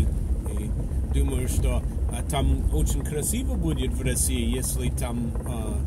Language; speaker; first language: Russian; non-native, fluent; English